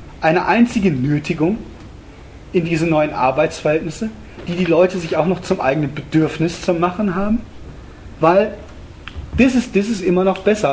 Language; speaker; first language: German; native; German